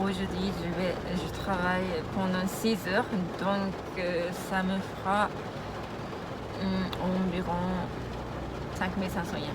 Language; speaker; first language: French; non-native, learner; Japanese